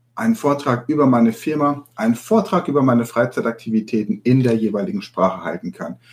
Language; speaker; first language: German; native; German